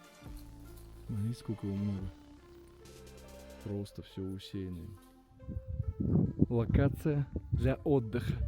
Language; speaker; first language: Russian; native; Russian